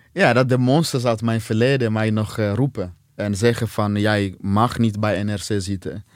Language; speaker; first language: Dutch; non-native, fluent; Swahili